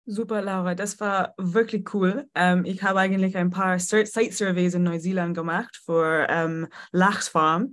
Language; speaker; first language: German; non-native, learner; English